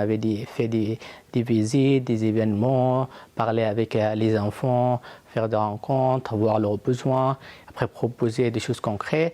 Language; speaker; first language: French; non-native, fluent; Arabic